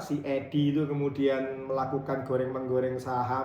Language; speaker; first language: Indonesian; native; Indonesian